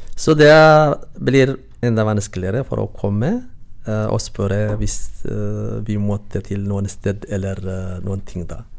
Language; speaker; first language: Norwegian; non-native, learner; Tigrinya